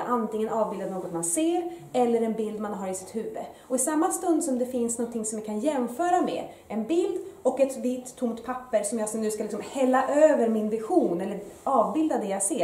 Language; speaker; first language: Swedish; early bilingual, other home language; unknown